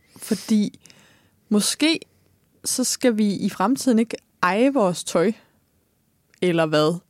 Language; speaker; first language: Danish; native; Danish